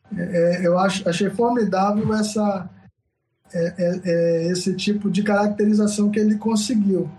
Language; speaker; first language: Portuguese; native; Portuguese